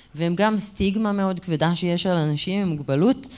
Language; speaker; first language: Hebrew; native; Hebrew